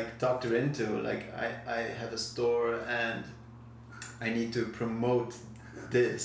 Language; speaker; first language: English; non-native, fluent; Dutch